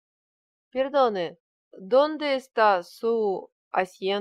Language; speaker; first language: Spanish; non-native, learner; Russian